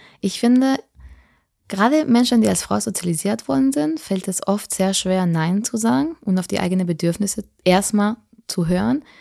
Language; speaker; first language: German; non-native, fluent; Spanish